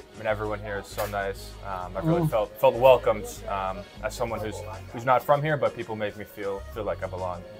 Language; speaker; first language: English; native; English